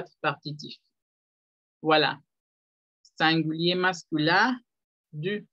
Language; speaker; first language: French; non-native, fluent; Spanish